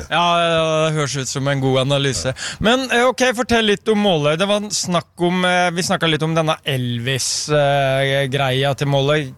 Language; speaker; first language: Norwegian; native; Norwegian